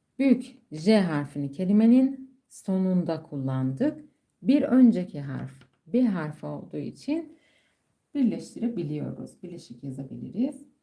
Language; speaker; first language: Turkish; non-native, fluent; Persian